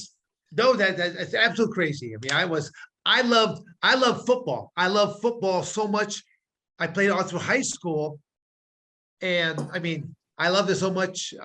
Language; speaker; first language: English; native; English